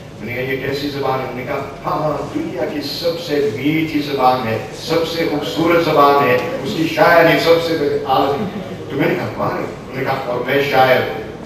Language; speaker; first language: Urdu; non-native, fluent; English